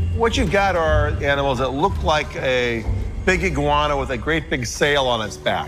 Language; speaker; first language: English; native; English